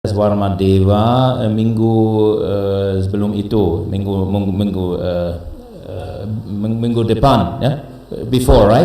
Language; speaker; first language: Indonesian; non-native, learner; German